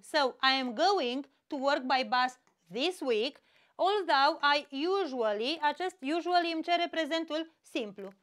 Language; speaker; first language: English; non-native, fluent; Romanian